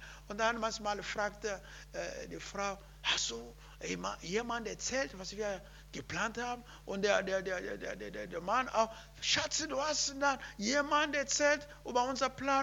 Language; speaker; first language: German; non-native, learner; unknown